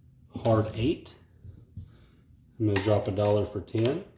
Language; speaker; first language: English; native; English